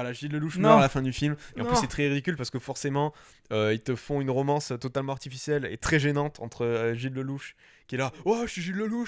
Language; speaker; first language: French; native; French